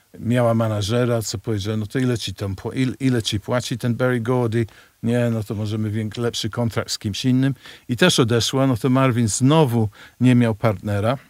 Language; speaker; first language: Polish; non-native, fluent; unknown